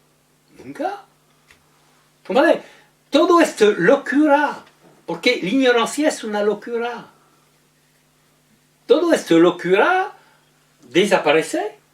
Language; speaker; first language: Spanish; non-native, learner; French